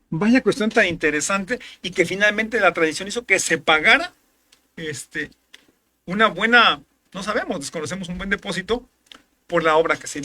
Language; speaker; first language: Spanish; native; Spanish